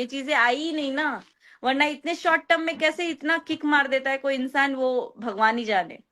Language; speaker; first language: Hindi; native; Hindi